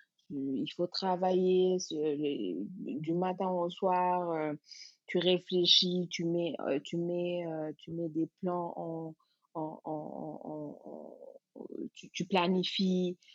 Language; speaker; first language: French; non-native, local second language; Wolof